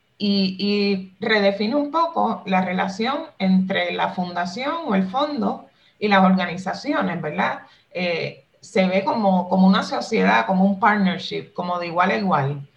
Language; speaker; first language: Spanish; native; Spanish